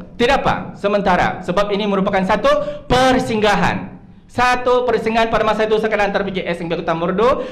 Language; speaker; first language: Malay; non-native, local second language; Chinese